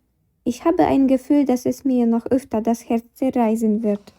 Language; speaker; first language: German; non-native, fluent; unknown